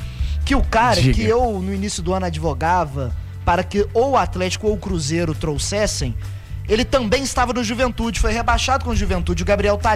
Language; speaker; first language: Portuguese; native; Portuguese